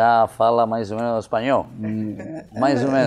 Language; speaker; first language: Portuguese; non-native, learner; Spanish